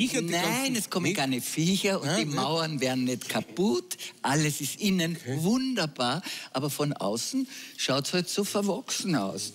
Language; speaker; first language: German; native; German